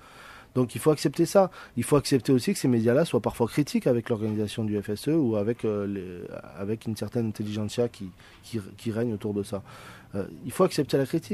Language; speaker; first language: French; native; French